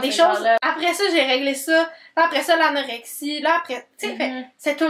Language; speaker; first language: French; native; French